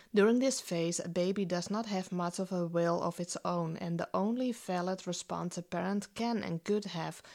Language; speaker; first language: English; non-native, fluent; Dutch